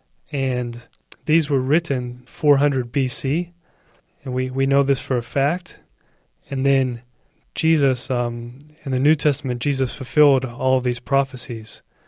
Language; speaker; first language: English; native; English